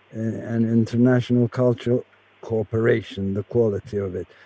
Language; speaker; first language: English; non-native, fluent; Turkish